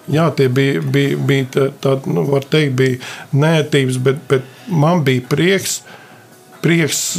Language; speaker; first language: Latvian; native; Latvian